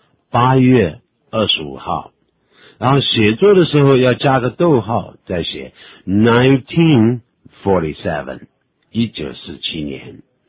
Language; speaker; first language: Chinese; native; Chinese